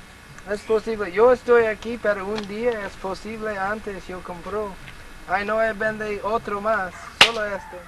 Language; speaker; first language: Spanish; non-native, learner; English